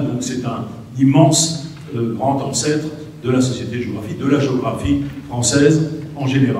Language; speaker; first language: French; native; French